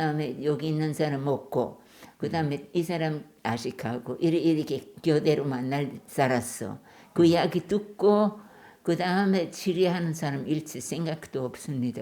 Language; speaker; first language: Korean; non-native, learner; German